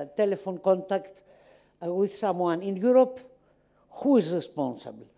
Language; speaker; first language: English; non-native, fluent; Greek